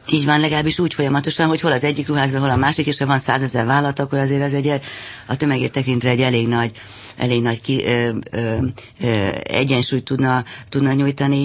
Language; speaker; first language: Hungarian; native; Hungarian